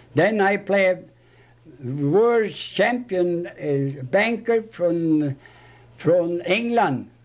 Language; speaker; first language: English; non-native, fluent; Swedish